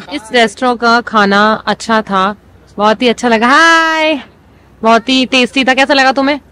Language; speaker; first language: Hindi; native; Hindi